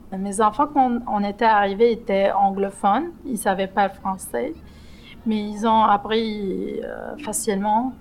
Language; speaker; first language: French; non-native, local second language; Arabic